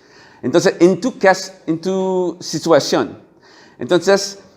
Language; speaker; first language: Spanish; non-native, learner; French